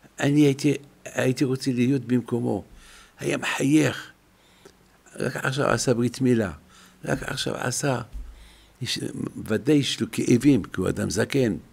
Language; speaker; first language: Hebrew; non-native, fluent; French